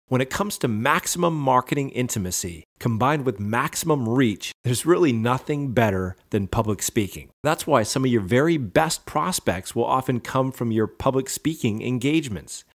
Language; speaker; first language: English; native; English